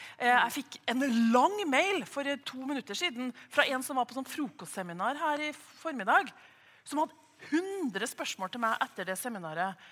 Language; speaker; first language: Norwegian; native; Norwegian